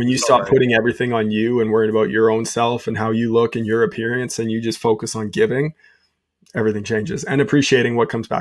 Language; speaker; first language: English; native; English